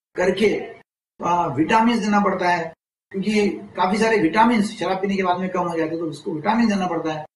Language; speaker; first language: Hindi; non-native, local second language; Marathi